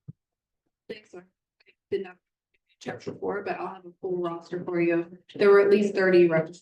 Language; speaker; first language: English; native; English